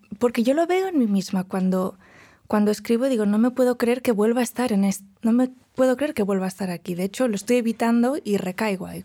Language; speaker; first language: Spanish; non-native, local second language; Catalan